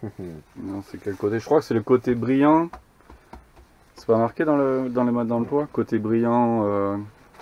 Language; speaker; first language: French; native; French